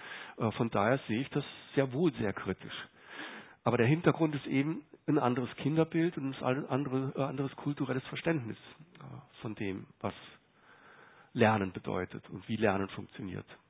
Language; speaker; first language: German; native; German